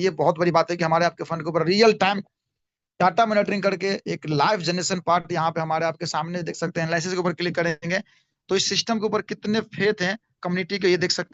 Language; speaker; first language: Hindi; native; Hindi